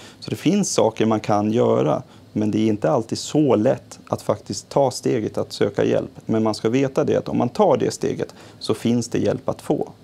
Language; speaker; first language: Swedish; native; Swedish